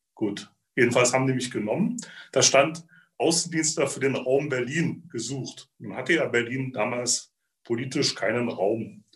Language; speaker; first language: German; native; German